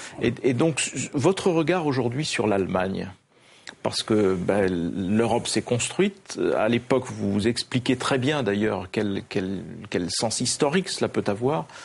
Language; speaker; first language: French; native; French